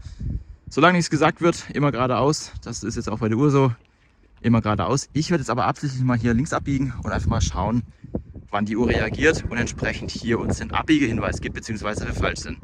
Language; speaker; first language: German; native; German